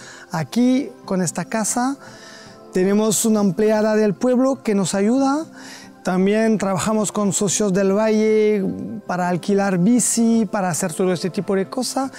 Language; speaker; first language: Spanish; non-native, fluent; French